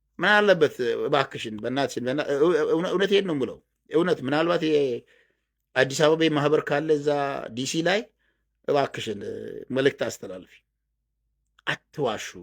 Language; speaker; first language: Amharic; non-native, local second language; Oromo